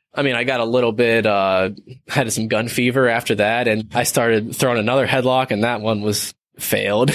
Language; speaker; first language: English; native; English